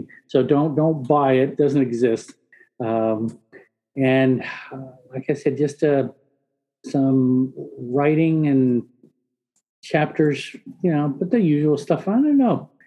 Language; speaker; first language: English; early bilingual, other home language; Spanish